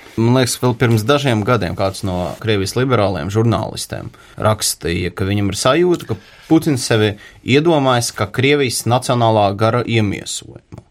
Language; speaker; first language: Latvian; native; Latvian